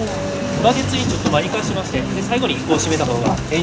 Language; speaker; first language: Japanese; native; Japanese